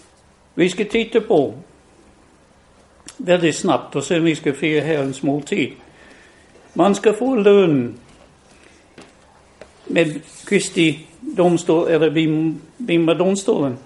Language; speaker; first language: Swedish; non-native, fluent; English